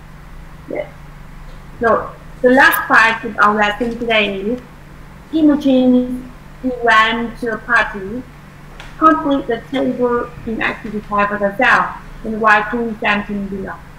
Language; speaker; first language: English; non-native, fluent; Vietnamese